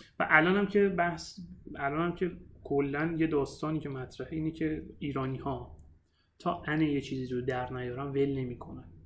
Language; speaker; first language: Persian; native; Persian